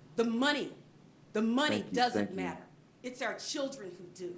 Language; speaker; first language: English; native; English